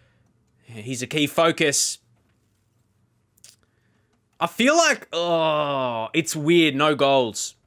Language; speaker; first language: English; native; English